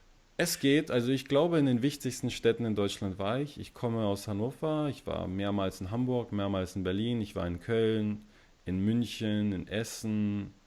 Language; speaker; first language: German; early bilingual, other home language; Russian